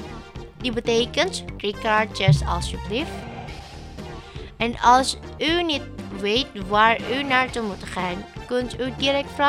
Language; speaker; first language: Dutch; non-native, learner; Indonesian